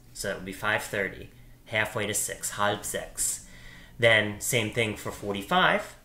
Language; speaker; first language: English; native; English